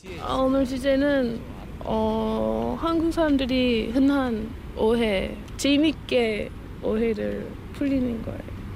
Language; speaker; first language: Korean; non-native, learner; English